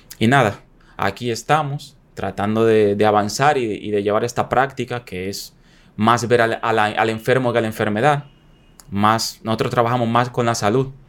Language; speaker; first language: Spanish; native; Spanish